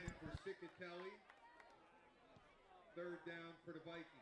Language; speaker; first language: English; native; English